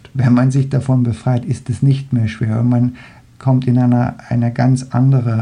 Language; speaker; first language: German; non-native, fluent; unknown